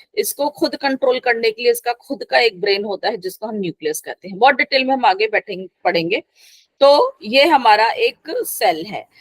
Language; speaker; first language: Hindi; native; Hindi